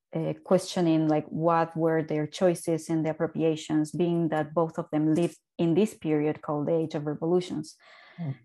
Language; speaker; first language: English; non-native, fluent; Spanish